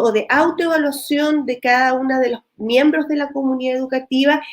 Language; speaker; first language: Spanish; native; Spanish